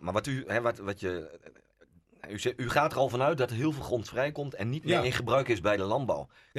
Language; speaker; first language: Dutch; native; Dutch